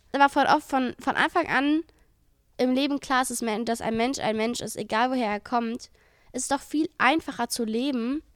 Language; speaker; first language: German; early bilingual, other home language; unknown